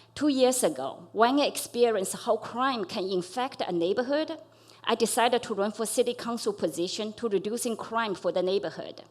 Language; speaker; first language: English; non-native, fluent; Chinese